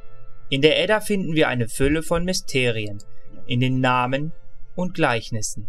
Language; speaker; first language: German; native; German